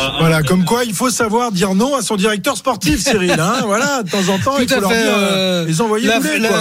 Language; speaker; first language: French; native; French